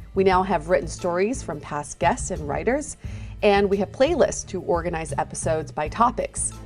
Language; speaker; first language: English; native; English